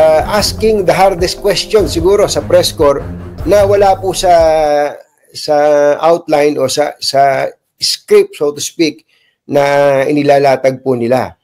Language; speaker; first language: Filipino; native; Filipino